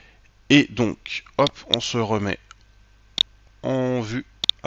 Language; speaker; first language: French; native; French